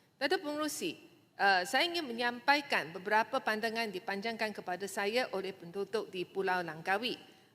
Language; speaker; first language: Malay; non-native, local second language; Chinese